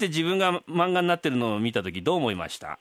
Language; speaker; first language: Japanese; native; Japanese